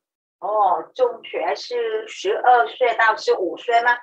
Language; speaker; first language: Chinese; non-native, learner; Vietnamese